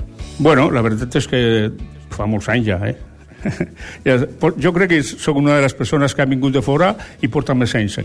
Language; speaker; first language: Catalan; non-native, local second language; Spanish